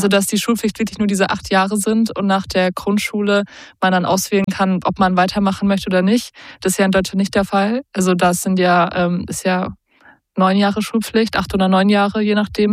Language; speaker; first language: German; native; German